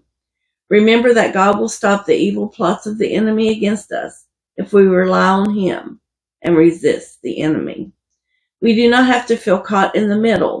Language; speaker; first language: English; native; English